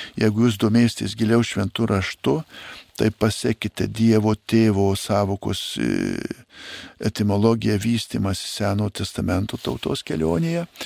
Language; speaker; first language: Lithuanian; native; Lithuanian